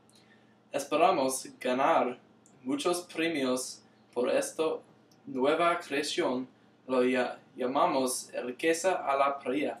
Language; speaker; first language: Spanish; non-native, learner; English